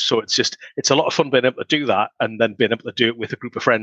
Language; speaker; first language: English; native; English